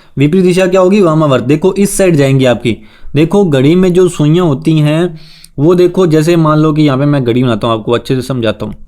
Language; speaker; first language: Hindi; native; Hindi